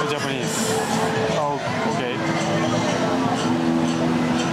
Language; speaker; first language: English; non-native, learner; Japanese